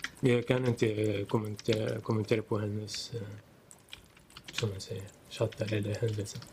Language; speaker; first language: Swedish; non-native, local second language; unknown